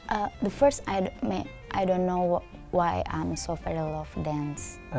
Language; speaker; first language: English; non-native, learner; Indonesian